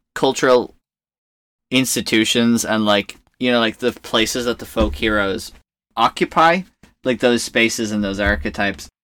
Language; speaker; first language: English; native; English